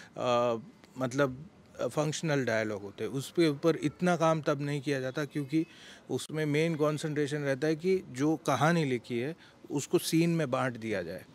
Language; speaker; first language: Hindi; non-native, local second language; Gujarati